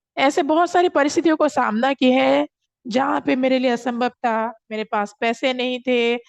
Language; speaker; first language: Hindi; non-native, fluent; Korean